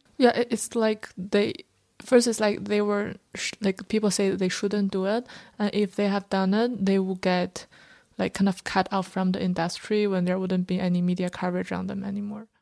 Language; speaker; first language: English; non-native, fluent; Chinese